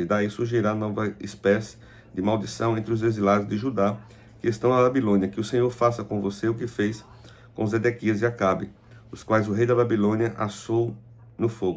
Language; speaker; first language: Portuguese; native; Portuguese